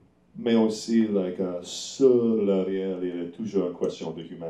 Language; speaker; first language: French; non-native, learner; English